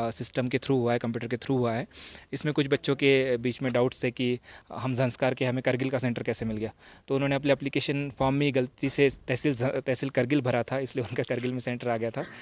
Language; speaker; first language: Hindi; non-native, local second language; Marathi